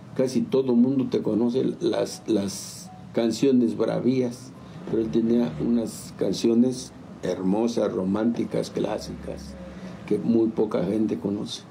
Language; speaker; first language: Spanish; native; Spanish